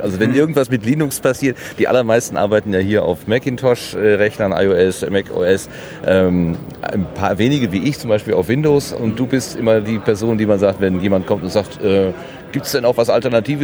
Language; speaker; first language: German; native; German